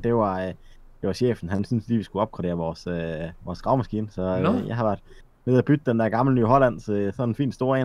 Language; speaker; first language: Danish; native; Danish